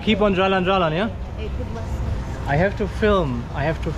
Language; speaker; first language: English; non-native, fluent; German